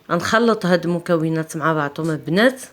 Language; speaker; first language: Arabic; native; Arabic